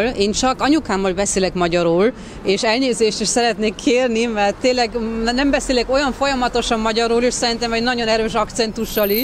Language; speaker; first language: Hungarian; early bilingual, heritage; Hungarian